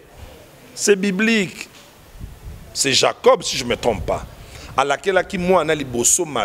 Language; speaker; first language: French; non-native, local second language; Lingala